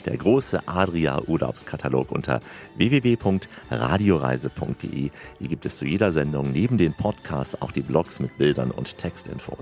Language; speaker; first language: German; native; German